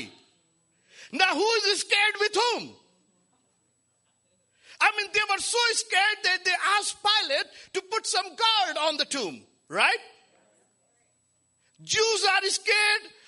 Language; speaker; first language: English; non-native, local second language; Hindi